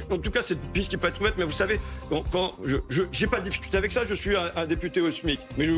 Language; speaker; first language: French; native; French